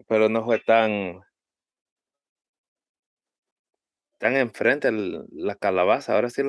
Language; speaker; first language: Spanish; early bilingual, heritage; Spanish